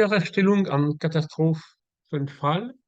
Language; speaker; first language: German; non-native, learner; French